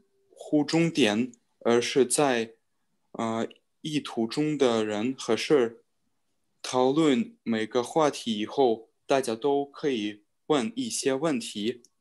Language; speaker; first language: Chinese; non-native, learner; Russian